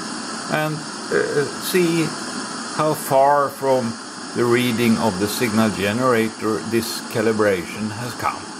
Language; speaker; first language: English; non-native, fluent; Swedish